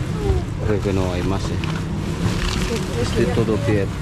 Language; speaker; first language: Spanish; non-native, learner; Filipino